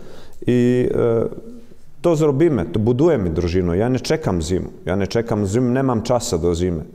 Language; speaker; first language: Polish; non-native, learner; Croatian